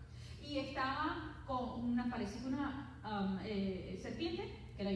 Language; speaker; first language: Spanish; early bilingual, heritage; Spanish